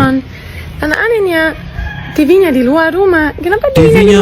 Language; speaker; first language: Indonesian; non-native, fluent; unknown